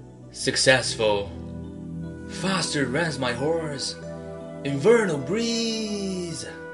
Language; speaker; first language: English; non-native, fluent; Chinese